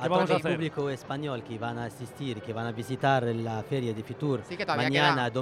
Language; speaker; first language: Spanish; non-native, fluent; Arabic